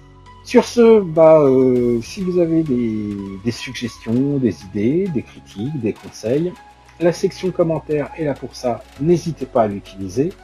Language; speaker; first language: French; native; French